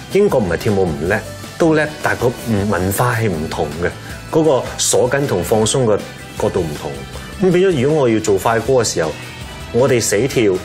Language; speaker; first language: Cantonese; early bilingual, other home language; Chinese